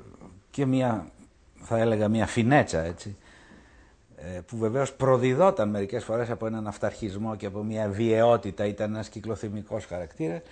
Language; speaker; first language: Greek; native; Greek